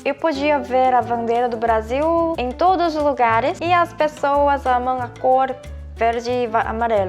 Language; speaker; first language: Portuguese; non-native, fluent; Korean